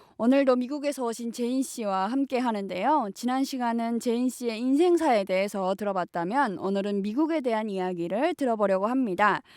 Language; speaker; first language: Korean; native; Korean